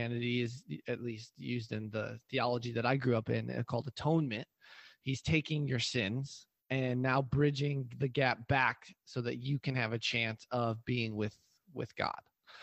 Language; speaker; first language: English; native; English